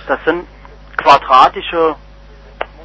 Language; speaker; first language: German; native; German